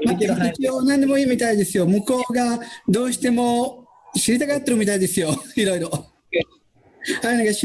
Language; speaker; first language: Japanese; non-native, fluent; Italian